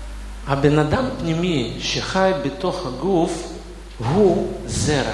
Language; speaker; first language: Hebrew; non-native, fluent; Russian